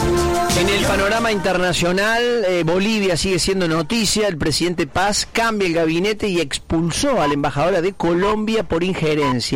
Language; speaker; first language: Spanish; native; Spanish